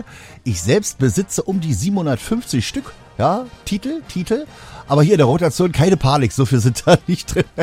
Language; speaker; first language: German; native; German